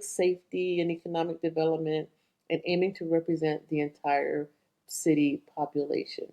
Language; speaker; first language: English; native; English